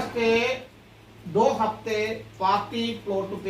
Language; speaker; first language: Hindi; non-native, local second language; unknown